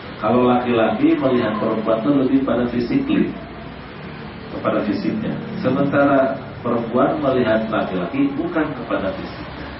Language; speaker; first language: Indonesian; non-native, local second language; Sundanese